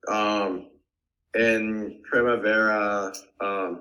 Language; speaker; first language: Spanish; non-native, learner; English